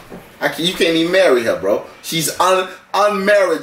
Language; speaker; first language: English; native; English